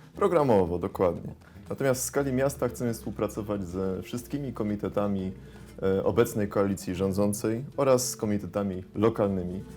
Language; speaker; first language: Polish; native; Polish